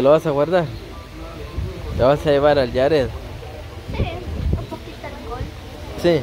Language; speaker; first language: Spanish; native; Spanish